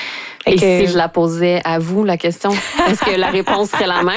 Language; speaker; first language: French; native; French